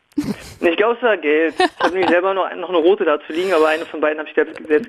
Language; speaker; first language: German; native; German